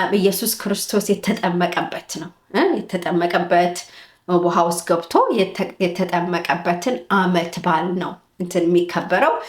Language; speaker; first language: Amharic; early bilingual, heritage; Amharic